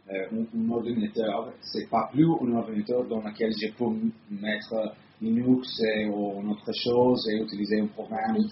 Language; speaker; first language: French; non-native, fluent; Italian